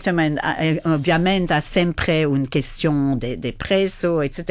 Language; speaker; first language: Portuguese; non-native, fluent; French